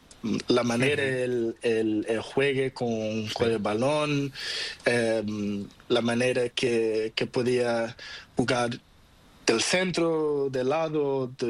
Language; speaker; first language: Spanish; non-native, learner; Portuguese